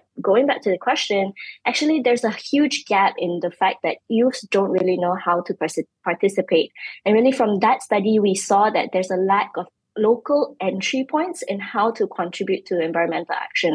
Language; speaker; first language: English; non-native, local second language; Malay